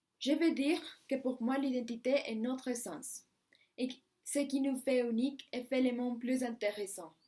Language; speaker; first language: French; non-native, learner; Spanish